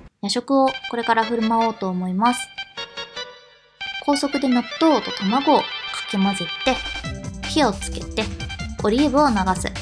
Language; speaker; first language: Japanese; native; Japanese